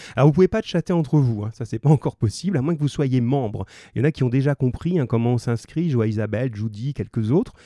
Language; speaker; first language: French; native; French